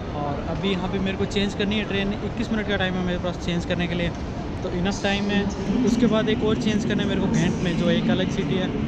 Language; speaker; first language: Hindi; native; Hindi